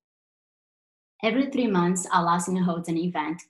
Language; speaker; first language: English; non-native, fluent; Portuguese